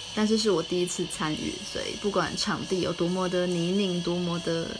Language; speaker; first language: Chinese; non-native, local second language; Min Nan Chinese